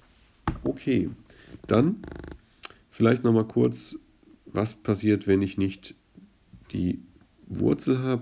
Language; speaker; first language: German; native; German